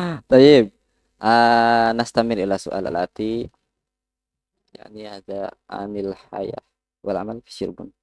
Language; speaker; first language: Arabic; non-native, learner; Indonesian